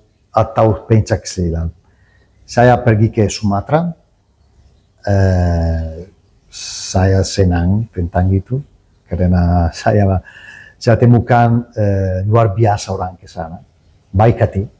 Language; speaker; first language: Indonesian; non-native, learner; Italian